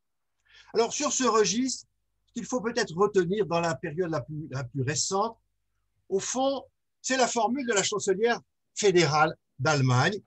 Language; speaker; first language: French; native; French